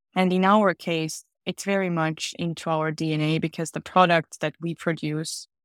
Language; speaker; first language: English; non-native, fluent; Georgian